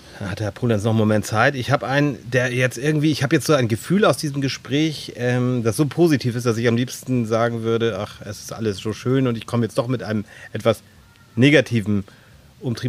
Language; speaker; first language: German; native; German